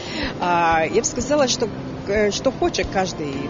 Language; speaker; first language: Russian; non-native, fluent; Latvian